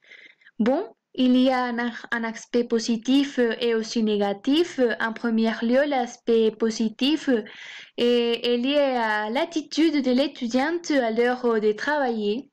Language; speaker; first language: French; non-native, fluent; Spanish